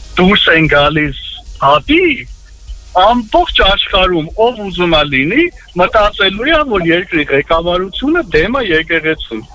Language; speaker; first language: Armenian; native; Armenian